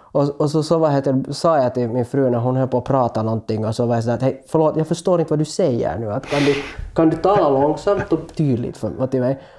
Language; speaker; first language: Swedish; native; Swedish